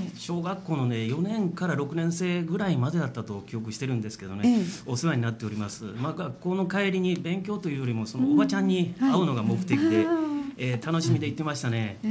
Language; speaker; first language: Japanese; native; Japanese